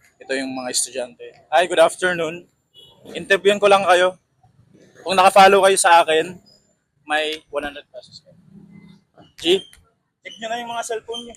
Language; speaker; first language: Filipino; non-native, local second language; Pangasinan